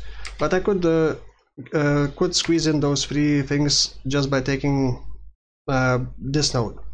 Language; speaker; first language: English; non-native, fluent; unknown